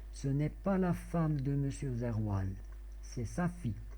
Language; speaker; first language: French; non-native, local second language; Arabic